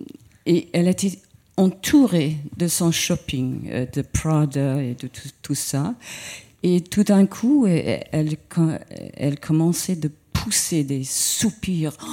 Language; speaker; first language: French; non-native, fluent; English